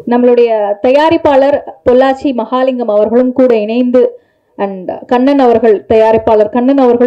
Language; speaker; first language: Tamil; native; Tamil